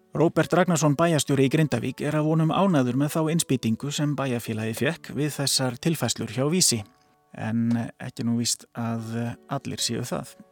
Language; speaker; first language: Icelandic; native; Icelandic